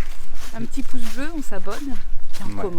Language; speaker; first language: French; native; French